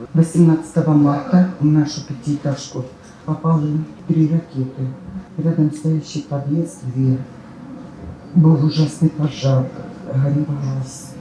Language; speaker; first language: Ukrainian; native; Ukrainian